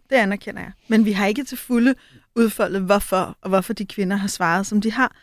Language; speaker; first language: Danish; native; Danish